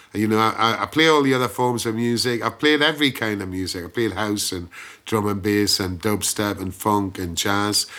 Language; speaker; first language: English; native; English